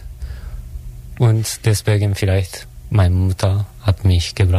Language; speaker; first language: German; non-native, learner; Japanese